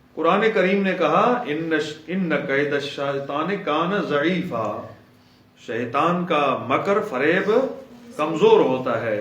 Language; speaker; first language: Urdu; non-native, local second language; Sindhi